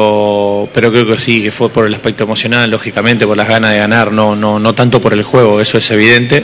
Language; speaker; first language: Spanish; native; Spanish